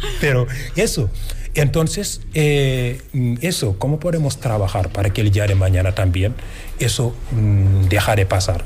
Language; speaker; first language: Spanish; non-native, fluent; Wolof